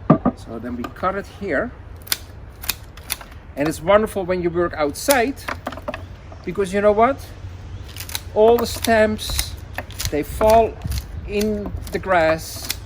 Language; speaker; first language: English; non-native, fluent; Dutch